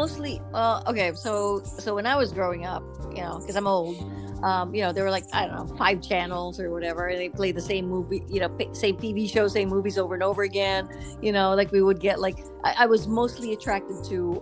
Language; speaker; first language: English; non-native, local second language; Filipino